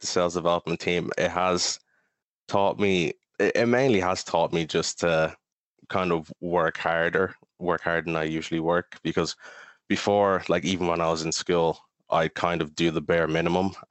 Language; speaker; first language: English; native; English